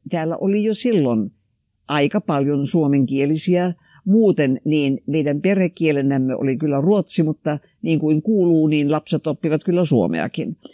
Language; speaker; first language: Finnish; non-native, local second language; Swedish